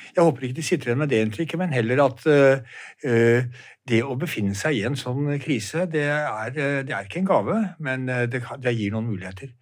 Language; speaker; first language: Norwegian; native; Norwegian